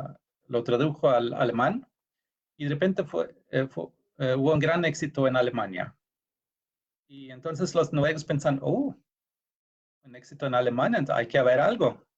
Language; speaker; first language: Spanish; non-native, fluent; Norwegian